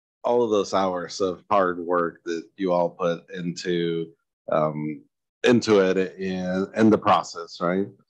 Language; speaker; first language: English; native; English